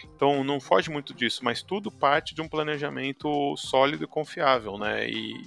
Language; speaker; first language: Portuguese; native; Portuguese